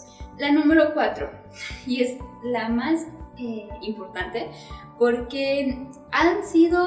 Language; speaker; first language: Spanish; native; Spanish